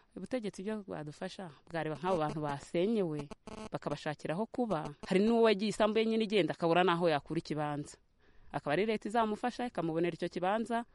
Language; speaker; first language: Kinyarwanda; native; Kinyarwanda